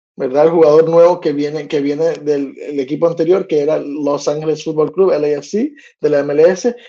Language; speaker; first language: Spanish; early bilingual, heritage; Spanish